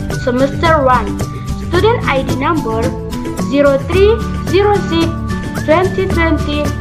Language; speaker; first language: English; non-native, learner; Indonesian